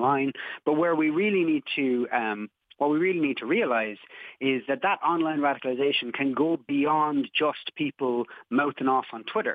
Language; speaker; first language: English; native; English